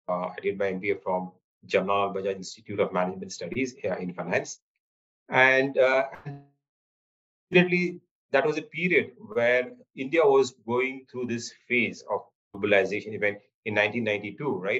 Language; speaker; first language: English; non-native, local second language; Marathi